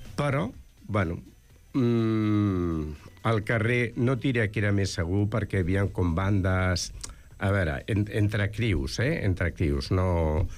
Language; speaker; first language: Catalan; native; Catalan